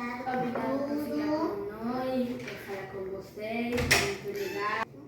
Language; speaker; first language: Portuguese; non-native, learner; Spanish